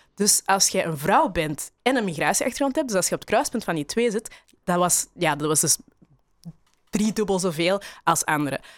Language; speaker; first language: Dutch; native; Dutch